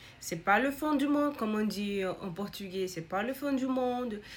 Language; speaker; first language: French; non-native, learner; Portuguese